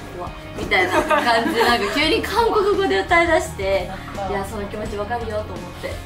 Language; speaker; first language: Japanese; native; Japanese